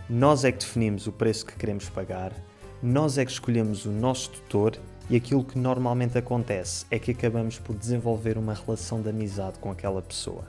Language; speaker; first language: Portuguese; native; Portuguese